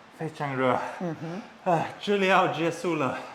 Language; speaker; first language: Chinese; non-native, learner; English